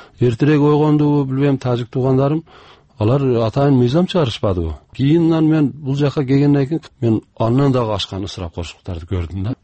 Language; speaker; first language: Kyrgyz; early bilingual, heritage; Kyrgyz